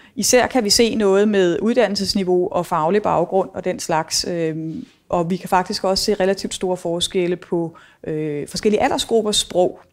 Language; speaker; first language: Danish; native; Danish